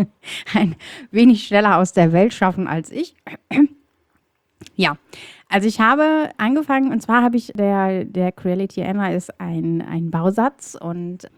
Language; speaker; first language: German; native; German